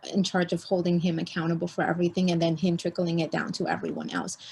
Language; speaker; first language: English; early bilingual, other home language; Spanish